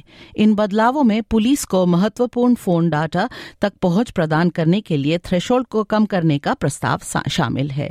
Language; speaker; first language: Hindi; native; Hindi